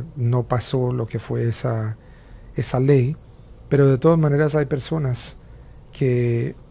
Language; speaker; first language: Spanish; native; Spanish